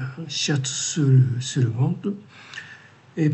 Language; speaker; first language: French; non-native, learner; Japanese